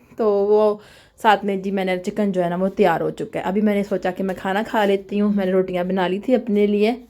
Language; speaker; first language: Urdu; non-native, local second language; Punjabi